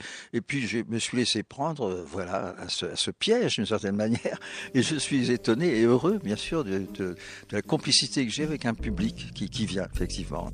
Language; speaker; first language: French; native; French